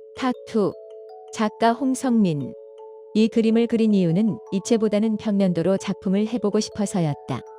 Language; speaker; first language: Korean; native; Korean